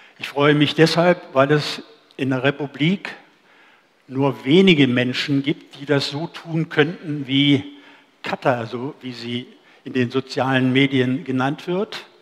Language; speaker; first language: German; native; German